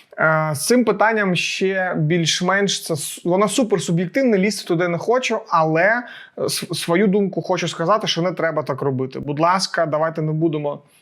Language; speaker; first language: Ukrainian; non-native, local second language; Russian